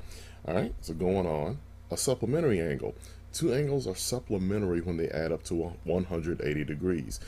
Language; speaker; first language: English; native; English